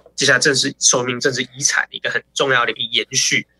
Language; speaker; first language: Chinese; native; Chinese